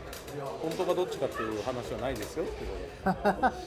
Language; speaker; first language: Japanese; native; Japanese